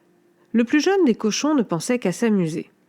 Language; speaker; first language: French; native; French